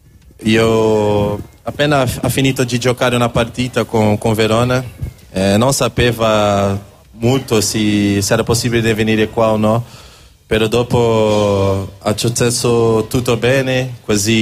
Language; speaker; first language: Italian; non-native, learner; Portuguese